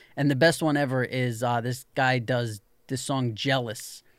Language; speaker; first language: English; native; English